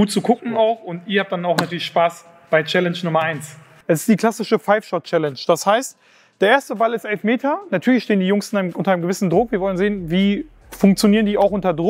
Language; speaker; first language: German; native; German